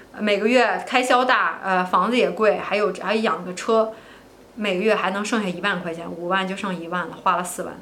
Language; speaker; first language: Chinese; native; Chinese